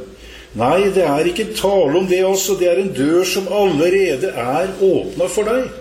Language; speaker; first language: Norwegian; native; Norwegian